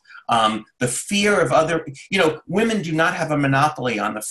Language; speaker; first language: English; native; English